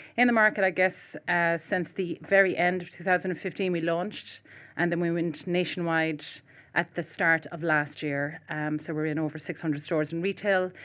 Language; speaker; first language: English; native; English